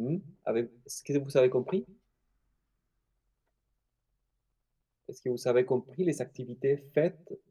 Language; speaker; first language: French; non-native, fluent; Spanish